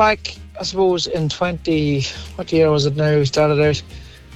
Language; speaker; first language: English; native; English